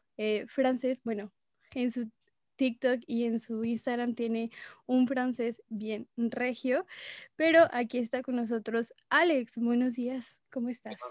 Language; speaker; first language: Spanish; native; Spanish